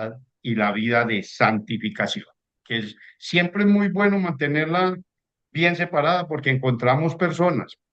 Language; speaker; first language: Spanish; native; Spanish